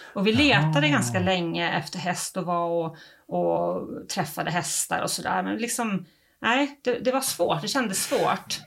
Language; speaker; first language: Swedish; native; Swedish